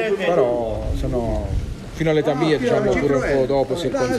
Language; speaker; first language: Italian; non-native, local second language; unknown